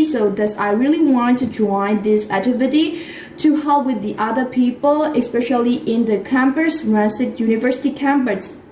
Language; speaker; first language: English; non-native, fluent; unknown